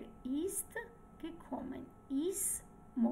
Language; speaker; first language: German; non-native, fluent; Georgian